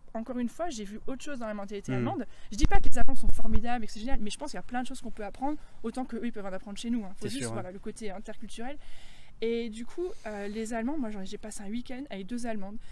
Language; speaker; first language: French; native; French